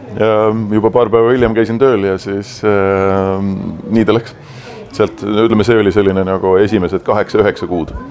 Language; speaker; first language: Estonian; native; Estonian